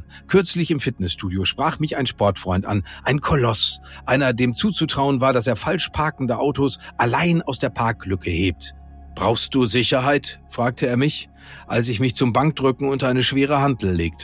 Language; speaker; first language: German; native; German